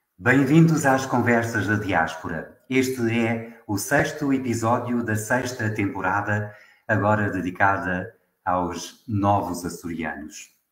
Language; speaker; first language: Portuguese; native; Portuguese